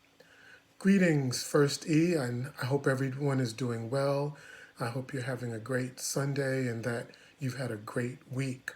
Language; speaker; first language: English; native; English